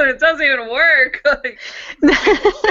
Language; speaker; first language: English; native; English